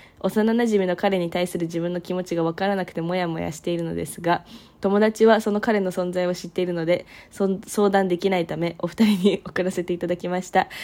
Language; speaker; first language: Japanese; early bilingual, heritage; Japanese